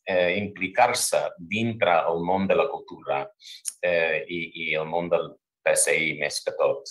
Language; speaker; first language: Catalan; non-native, fluent; English